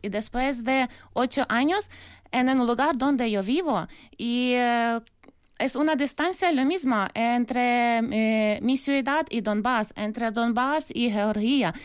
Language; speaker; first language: Spanish; non-native, learner; Ukrainian